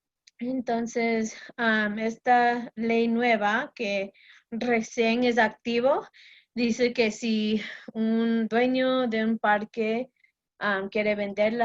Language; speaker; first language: Spanish; non-native, fluent; English